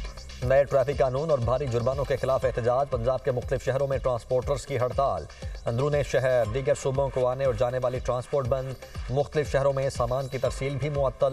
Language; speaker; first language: Urdu; native; Urdu